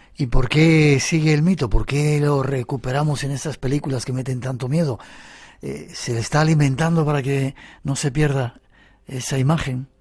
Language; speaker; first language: Spanish; native; Spanish